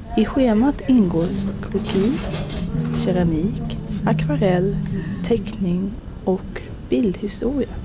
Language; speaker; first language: Swedish; native; Swedish